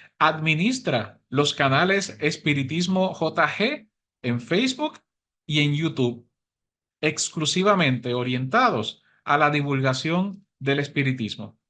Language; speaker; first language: Spanish; native; Spanish